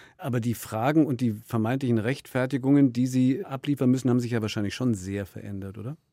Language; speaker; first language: German; native; German